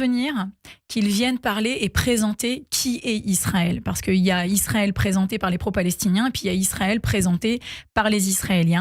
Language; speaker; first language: French; native; French